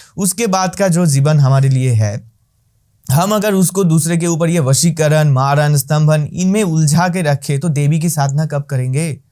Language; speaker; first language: Hindi; non-native, local second language; Bangla